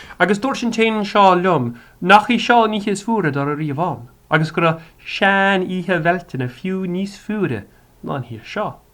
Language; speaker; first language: Irish; native; Irish